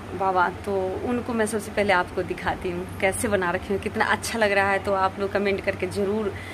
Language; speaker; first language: Hindi; native; Hindi